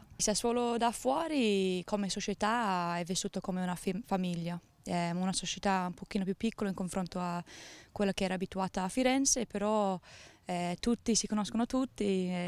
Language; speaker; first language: Italian; non-native, fluent; English